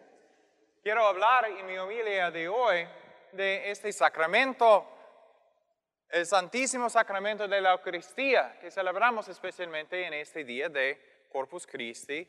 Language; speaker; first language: Spanish; non-native, fluent; English